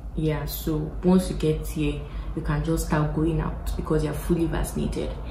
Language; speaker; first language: English; non-native, local second language; Yoruba